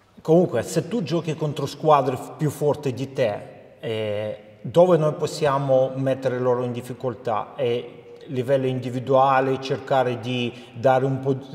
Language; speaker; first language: Italian; non-native, fluent; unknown